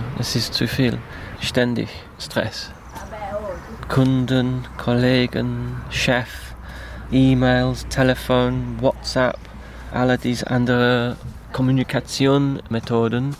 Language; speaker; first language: German; non-native, fluent; English